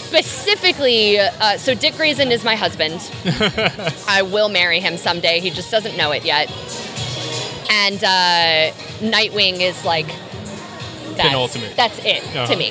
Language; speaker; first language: English; native; English